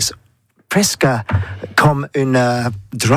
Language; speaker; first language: French; non-native, learner; English